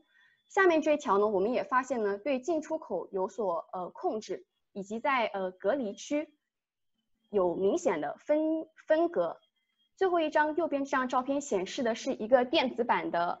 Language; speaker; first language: Chinese; native; Chinese